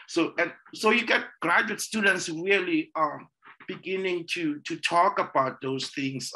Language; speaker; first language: English; non-native, local second language; Zulu